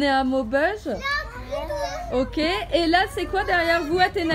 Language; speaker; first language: French; native; French